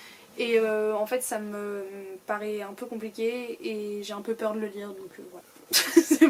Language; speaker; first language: French; native; French